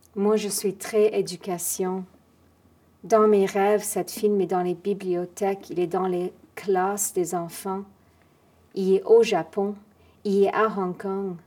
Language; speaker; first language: French; non-native, fluent; English